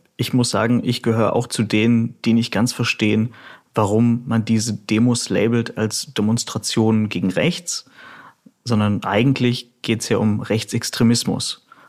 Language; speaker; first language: German; early bilingual, other home language; Russian